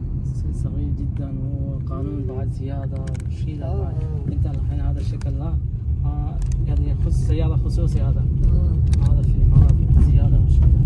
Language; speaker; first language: Arabic; non-native, learner; Bangla